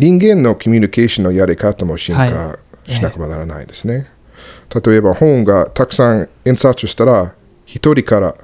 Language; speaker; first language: Japanese; non-native, learner; English